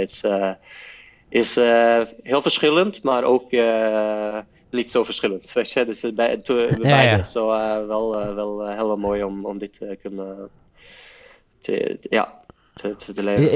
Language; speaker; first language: Dutch; non-native, fluent; Norwegian